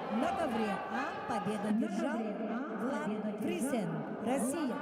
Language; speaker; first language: Russian; native; Russian